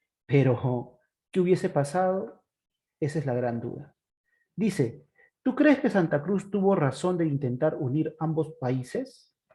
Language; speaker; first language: Spanish; native; Spanish